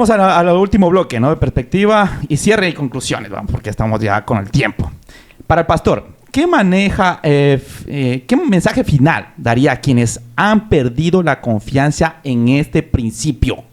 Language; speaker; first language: Spanish; native; Spanish